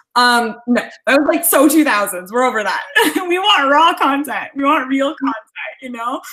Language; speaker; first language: English; native; English